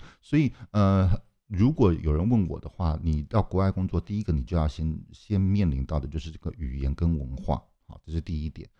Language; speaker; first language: Chinese; native; Chinese